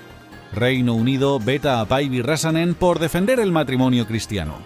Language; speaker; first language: Spanish; native; Spanish